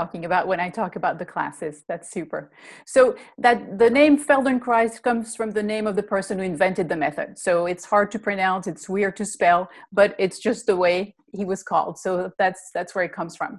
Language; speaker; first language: English; non-native, fluent; French